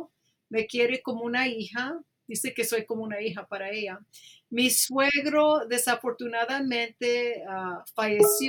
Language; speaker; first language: Spanish; early bilingual, heritage; Spanish